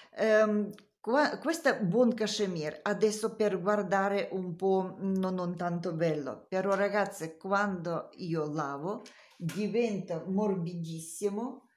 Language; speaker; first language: Italian; non-native, learner; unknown